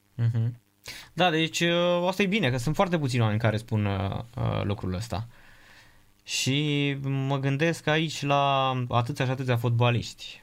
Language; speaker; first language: Romanian; native; Romanian